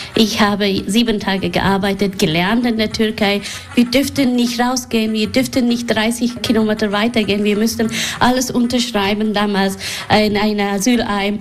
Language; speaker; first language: German; non-native, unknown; Persian